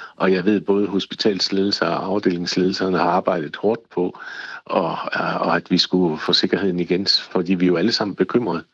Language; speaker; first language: Danish; native; Danish